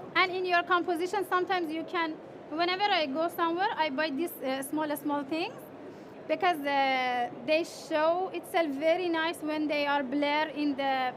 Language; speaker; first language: English; non-native, fluent; Persian